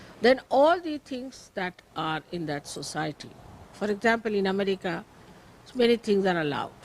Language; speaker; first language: English; non-native, local second language; Marathi